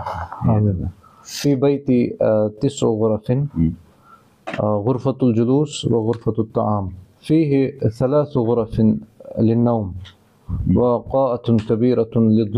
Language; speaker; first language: Arabic; non-native, learner; Kashmiri